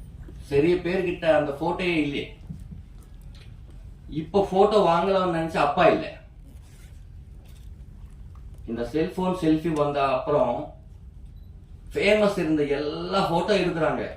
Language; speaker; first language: Tamil; non-native, learner; Telugu